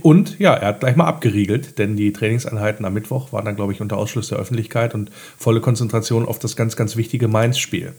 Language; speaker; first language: German; native; German